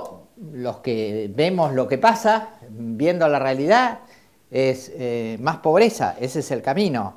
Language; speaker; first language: Spanish; native; Spanish